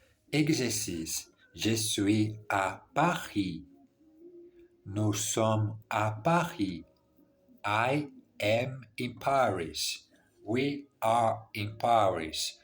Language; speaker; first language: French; non-native, learner; English